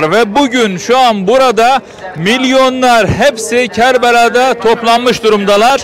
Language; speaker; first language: Turkish; native; Turkish